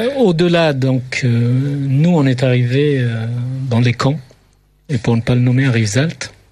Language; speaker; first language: French; early bilingual, other home language; Arabic